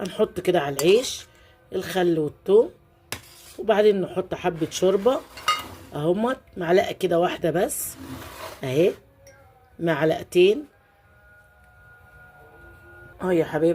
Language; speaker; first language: Arabic; native; Arabic